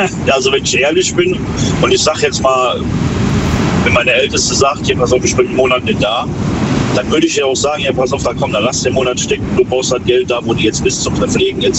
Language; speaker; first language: German; native; German